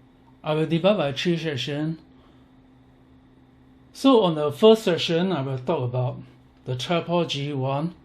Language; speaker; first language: English; non-native, learner; Chinese